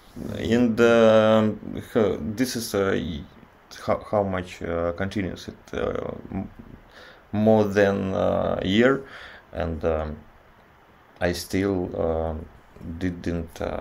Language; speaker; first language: English; non-native, learner; Russian